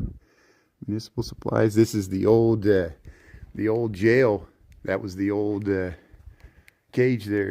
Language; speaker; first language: English; native; English